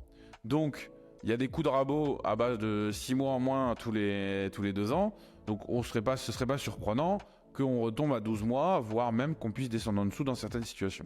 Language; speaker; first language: French; native; French